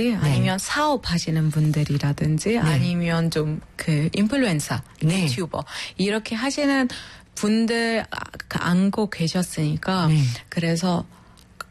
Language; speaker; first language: Korean; non-native, fluent; Arabic